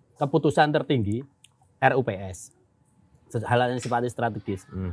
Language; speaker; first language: Indonesian; non-native, local second language; Javanese